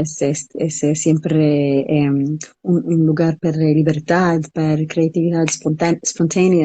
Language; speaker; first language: Spanish; non-native, learner; English